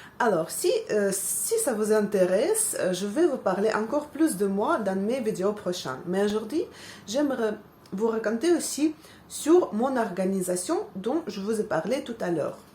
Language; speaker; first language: French; non-native, fluent; Russian